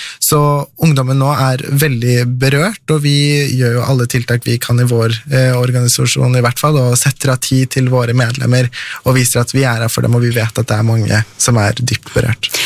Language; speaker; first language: Norwegian; early bilingual, other home language; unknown